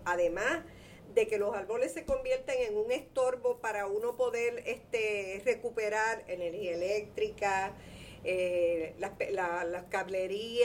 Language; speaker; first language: Spanish; native; Spanish